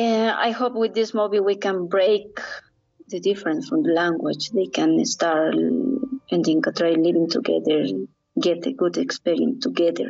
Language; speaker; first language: English; non-native, learner; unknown